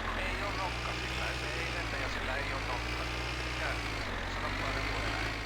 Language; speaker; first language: Finnish; native; Finnish